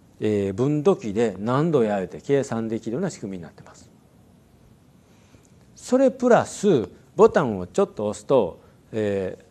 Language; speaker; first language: Japanese; native; Japanese